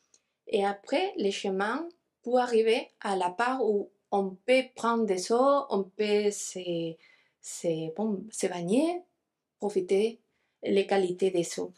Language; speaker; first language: French; non-native, fluent; Spanish